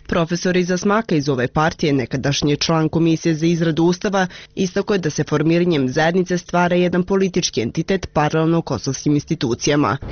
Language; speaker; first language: Serbian; non-native, local second language; Albanian